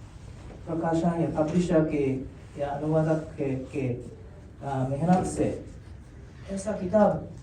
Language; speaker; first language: Hindi; non-native, fluent; Japanese